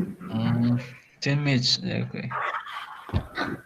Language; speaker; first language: English; non-native, learner; Spanish